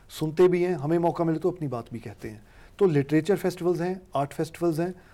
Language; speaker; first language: Hindi; non-native, local second language; Punjabi